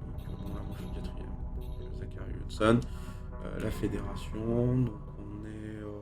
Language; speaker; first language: French; native; French